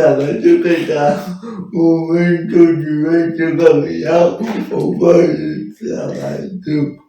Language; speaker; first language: Basque; early bilingual, other home language; Russian